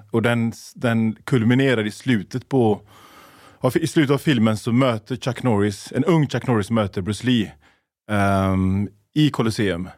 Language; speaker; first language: Swedish; early bilingual, other home language; Persian